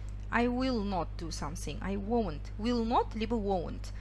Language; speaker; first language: English; non-native, fluent; Kazakh